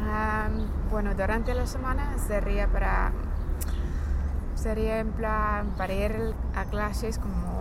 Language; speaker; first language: Spanish; non-native, fluent; English